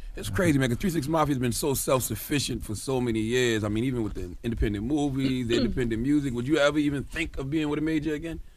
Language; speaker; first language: English; native; English